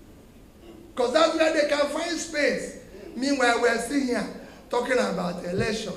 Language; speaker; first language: English; non-native, local second language; Igbo